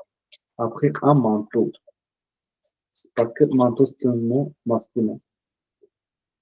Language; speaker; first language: French; non-native, fluent; Punjabi